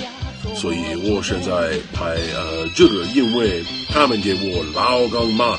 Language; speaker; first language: Chinese; non-native, learner; English